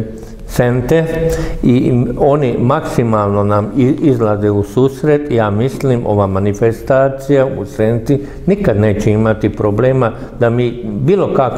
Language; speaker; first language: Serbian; non-native, local second language; Hungarian